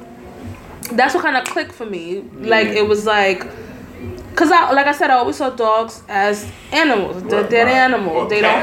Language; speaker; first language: English; native; English